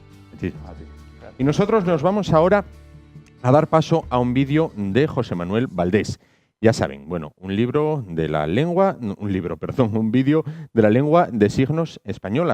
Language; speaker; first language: Spanish; native; Spanish